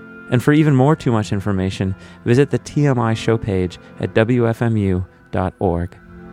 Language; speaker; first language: English; native; English